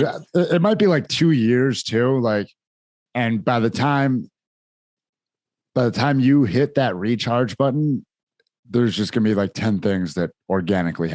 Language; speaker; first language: English; native; English